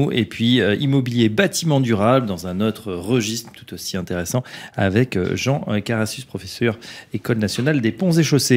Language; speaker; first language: French; native; French